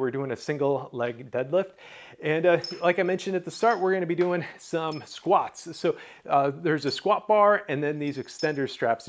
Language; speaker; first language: English; native; English